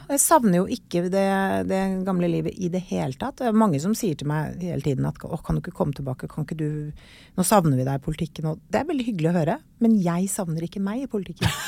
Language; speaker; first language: Norwegian; native; Norwegian